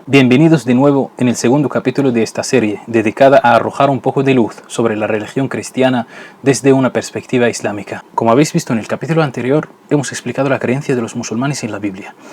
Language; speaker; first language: Spanish; non-native, fluent; Arabic